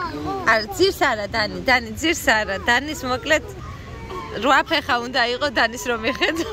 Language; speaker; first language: Georgian; native; Georgian